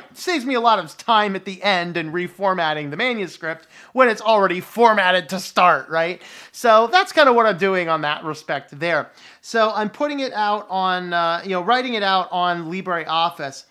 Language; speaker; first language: English; native; English